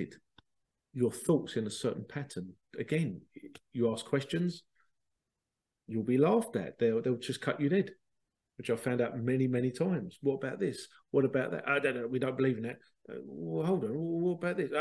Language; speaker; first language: English; native; English